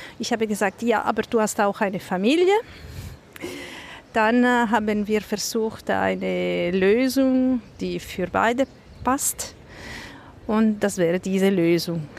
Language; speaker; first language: German; non-native, local second language; Italian